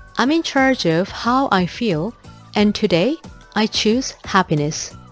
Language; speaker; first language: English; non-native, fluent; Korean